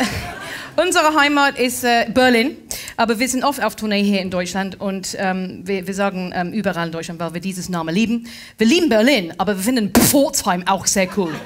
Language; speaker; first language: German; non-native, fluent; English